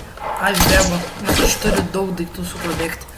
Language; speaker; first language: Lithuanian; early bilingual, heritage; Lithuanian